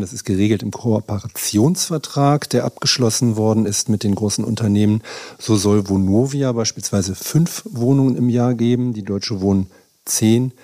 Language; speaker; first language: German; native; German